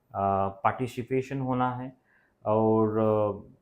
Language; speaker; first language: Hindi; non-native, local second language; Bangla